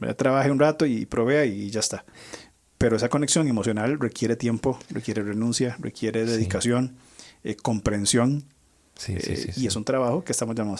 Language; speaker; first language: Spanish; native; Spanish